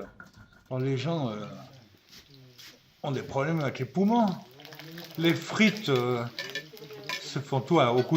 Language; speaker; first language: French; native; French